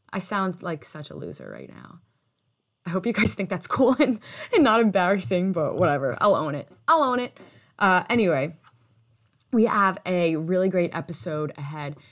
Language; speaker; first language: English; native; English